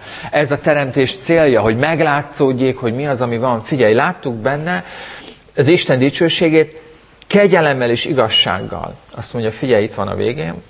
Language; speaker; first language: Hungarian; native; Hungarian